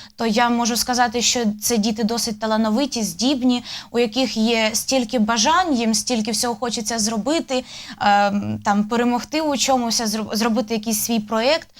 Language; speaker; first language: Ukrainian; native; Ukrainian